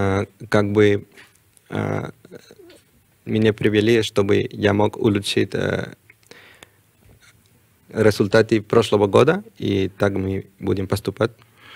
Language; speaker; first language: Russian; non-native, learner; Spanish